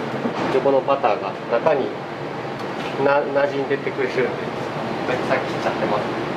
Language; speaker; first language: Japanese; native; Japanese